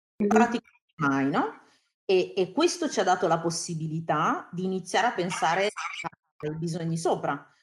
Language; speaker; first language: Italian; early bilingual, other home language; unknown